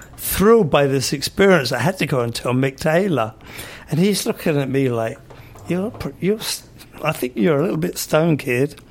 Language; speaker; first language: English; native; English